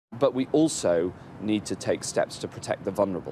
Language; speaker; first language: English; native; English